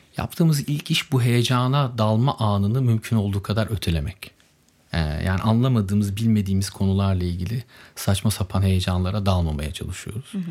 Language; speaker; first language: Turkish; early bilingual, heritage; Turkish